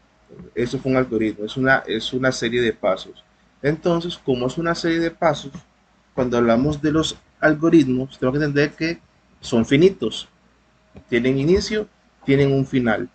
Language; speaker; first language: Spanish; native; Spanish